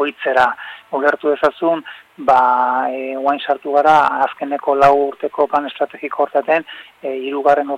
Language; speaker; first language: Basque; native; Basque